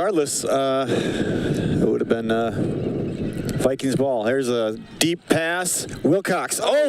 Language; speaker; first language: English; native; English